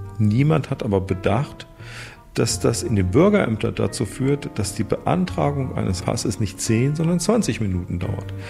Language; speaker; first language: German; native; German